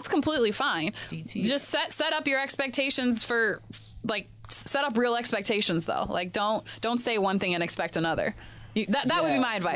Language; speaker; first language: English; native; English